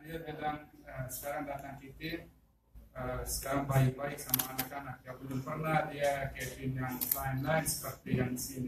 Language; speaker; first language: Indonesian; non-native, fluent; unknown